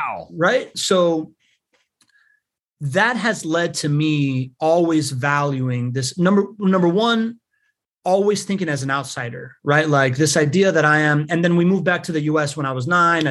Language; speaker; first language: English; early bilingual, other home language; Spanish